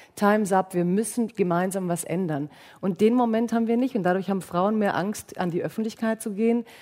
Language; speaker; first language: German; native; German